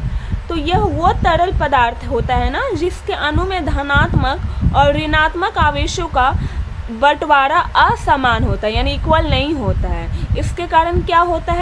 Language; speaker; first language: Hindi; native; Hindi